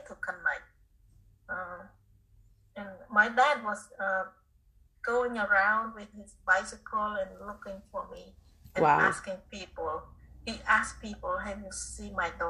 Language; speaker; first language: English; non-native, fluent; Khmer